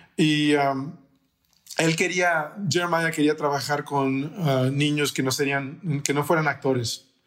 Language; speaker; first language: Spanish; early bilingual, heritage; Spanish